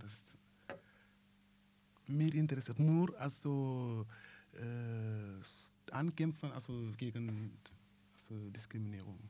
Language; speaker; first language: German; non-native, learner; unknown